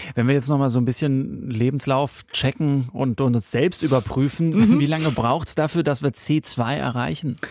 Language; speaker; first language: German; native; German